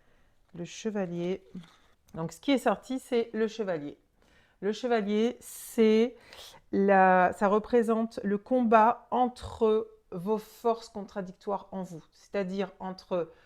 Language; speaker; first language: French; native; French